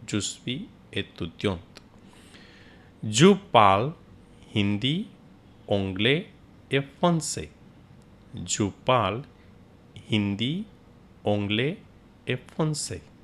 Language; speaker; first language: French; non-native, fluent; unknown